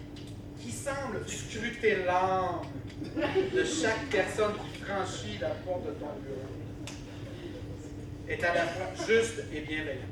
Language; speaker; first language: French; native; French